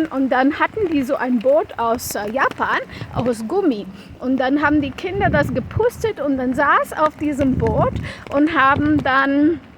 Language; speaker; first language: German; non-native, fluent; Konkani